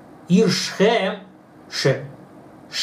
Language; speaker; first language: Hebrew; non-native, fluent; Russian